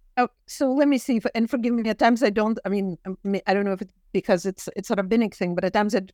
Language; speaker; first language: English; non-native, fluent; Russian